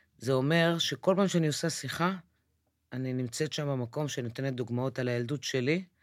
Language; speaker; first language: Hebrew; early bilingual, other home language; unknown